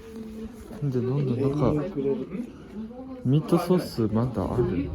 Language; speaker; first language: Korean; non-native, learner; Japanese